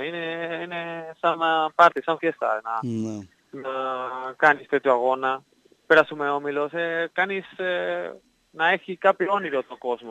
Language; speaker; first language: Greek; non-native, learner; Spanish